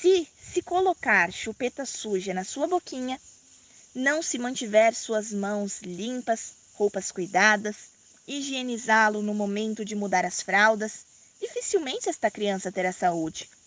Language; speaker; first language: Portuguese; native; Portuguese